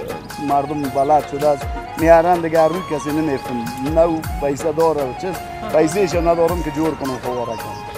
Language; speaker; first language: Persian; native; Persian